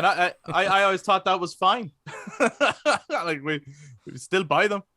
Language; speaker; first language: English; native; English